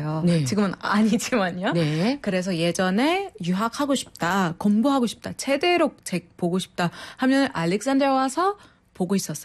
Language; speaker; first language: Korean; non-native, fluent; Arabic